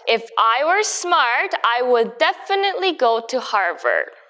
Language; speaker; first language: English; non-native, fluent; Korean